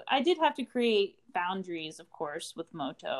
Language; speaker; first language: English; native; English